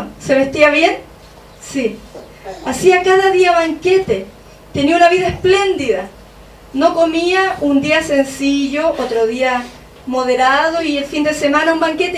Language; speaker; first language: Spanish; native; Spanish